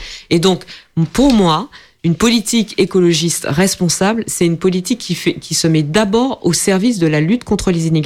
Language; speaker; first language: French; native; French